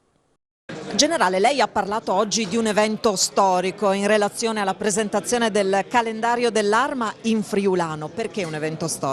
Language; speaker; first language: Italian; native; Italian